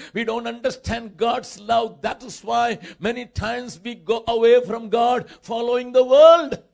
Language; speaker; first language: English; non-native, local second language; Tamil